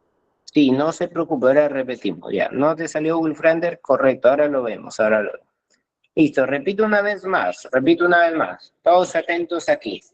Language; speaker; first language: Spanish; native; Spanish